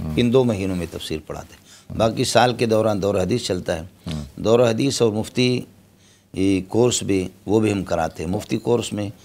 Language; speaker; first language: Urdu; non-native, local second language; Brahui